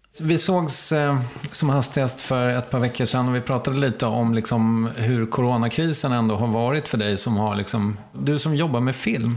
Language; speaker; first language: Swedish; native; Swedish